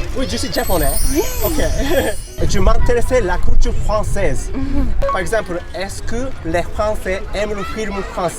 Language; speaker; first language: French; non-native, learner; Japanese